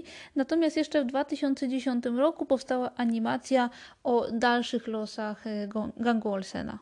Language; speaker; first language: Polish; native; Polish